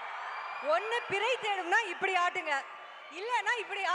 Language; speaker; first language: Tamil; native; Tamil